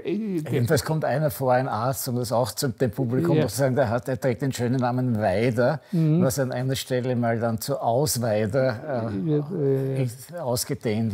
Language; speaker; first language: German; native; German